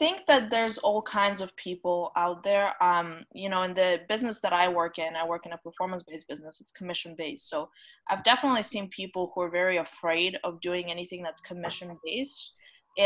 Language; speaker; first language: English; non-native, fluent; Romanian